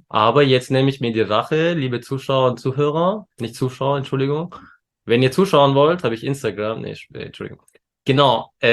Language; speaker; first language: German; early bilingual, other home language; Turkish